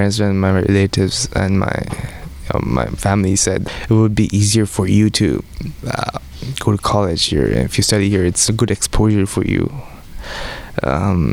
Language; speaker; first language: English; non-native, local second language; Odia